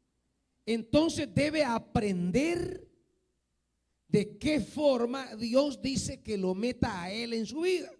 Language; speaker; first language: Spanish; native; Spanish